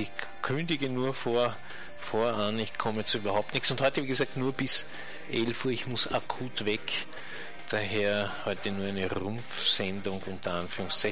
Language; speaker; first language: German; native; German